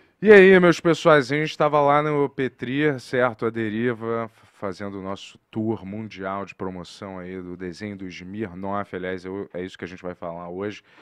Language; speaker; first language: Portuguese; native; Portuguese